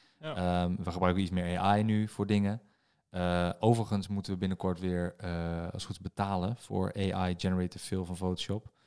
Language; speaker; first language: Dutch; native; Dutch